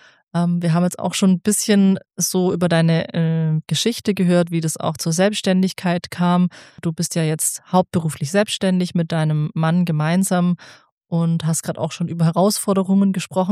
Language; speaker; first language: German; native; German